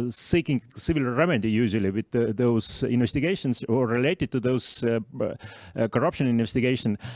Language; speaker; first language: English; non-native, fluent; Estonian